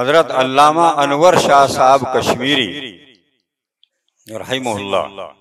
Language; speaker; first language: Urdu; native; Urdu